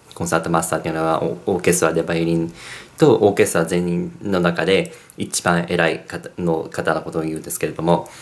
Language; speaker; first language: Japanese; early bilingual, heritage; English